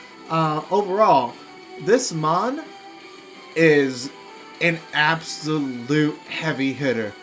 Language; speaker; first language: English; native; English